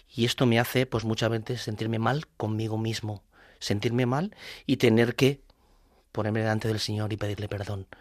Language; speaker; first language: Spanish; native; Spanish